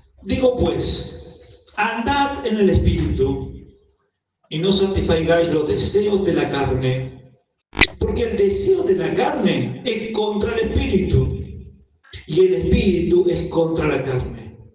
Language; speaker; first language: Spanish; native; Spanish